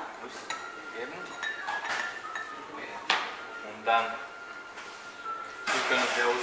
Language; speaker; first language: German; non-native, learner; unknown